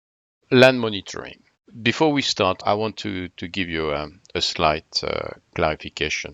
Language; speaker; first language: English; non-native, fluent; French